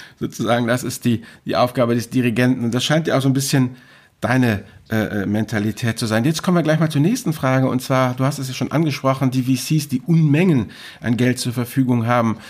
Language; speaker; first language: German; native; German